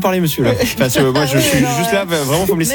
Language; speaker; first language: French; native; French